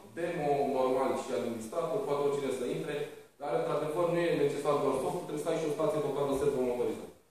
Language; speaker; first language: Romanian; native; Romanian